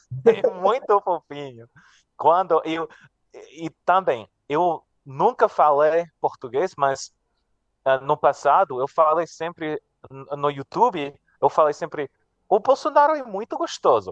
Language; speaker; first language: Portuguese; non-native, learner; English